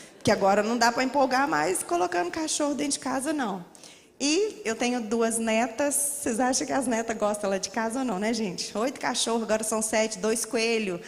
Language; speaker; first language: Portuguese; native; Portuguese